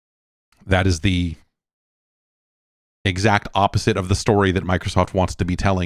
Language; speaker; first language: English; native; English